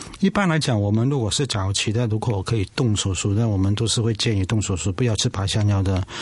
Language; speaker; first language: Chinese; non-native, local second language; Cantonese